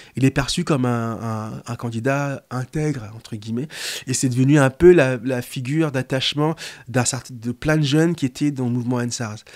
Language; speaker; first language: French; non-native, local second language; Lingala